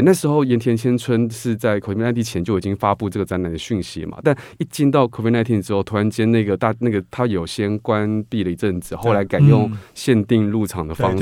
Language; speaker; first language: Chinese; native; Chinese